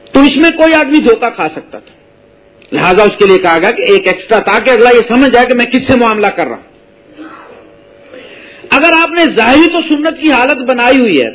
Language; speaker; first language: Urdu; native; Urdu